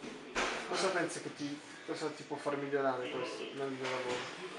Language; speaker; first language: Italian; native; Italian